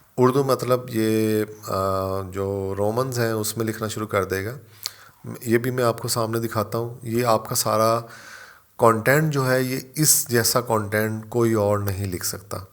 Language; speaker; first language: Urdu; native; Urdu